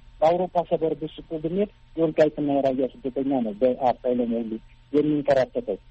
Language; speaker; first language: Amharic; native; Amharic